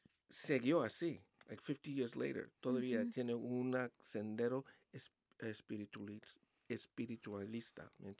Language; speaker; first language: Spanish; early bilingual, heritage; Spanish